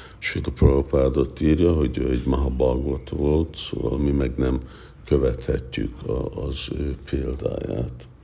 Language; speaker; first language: Hungarian; early bilingual, heritage; Hungarian